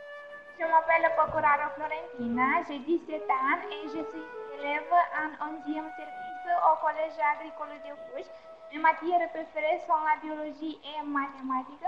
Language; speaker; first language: French; non-native, learner; Romanian